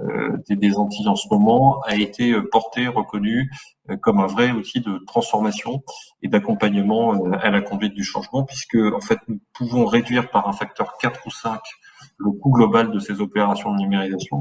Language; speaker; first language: French; native; French